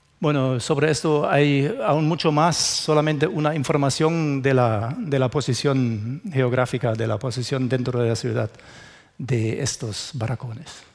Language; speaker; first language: Spanish; non-native, fluent; German